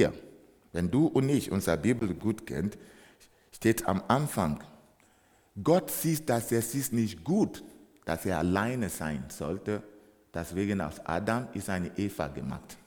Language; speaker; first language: German; non-native, fluent; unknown